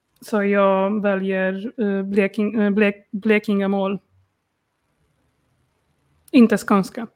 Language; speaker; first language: Swedish; non-native, learner; Polish